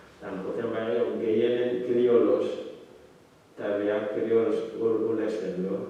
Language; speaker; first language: Basque; non-native, learner; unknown